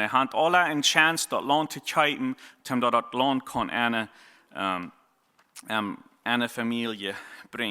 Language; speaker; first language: German; non-native, learner; Plautdietsch